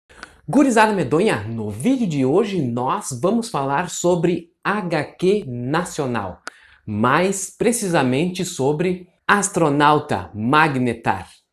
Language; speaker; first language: Portuguese; native; Portuguese